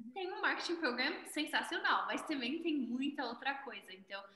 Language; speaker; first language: Portuguese; non-native, fluent; English